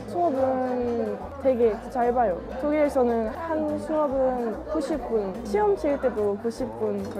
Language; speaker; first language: Korean; non-native, learner; German